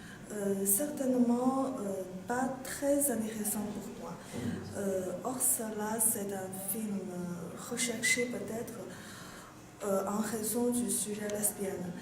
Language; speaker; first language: French; non-native, learner; Chinese